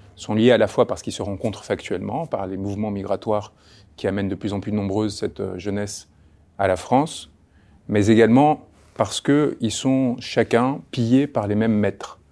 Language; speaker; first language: French; early bilingual, other home language; Spanish